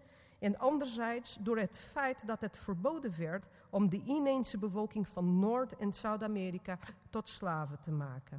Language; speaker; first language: Dutch; non-native, fluent; Portuguese